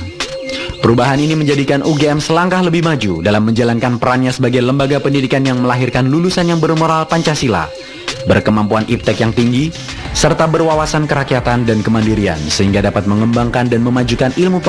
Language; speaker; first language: Indonesian; native; Indonesian